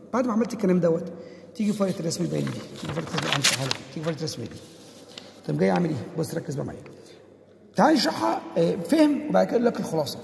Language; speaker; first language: Arabic; native; Arabic